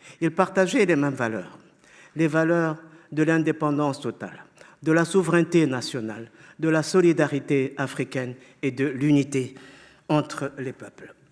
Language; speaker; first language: French; non-native, fluent; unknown